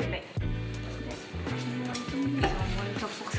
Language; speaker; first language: Korean; non-native, fluent; Indonesian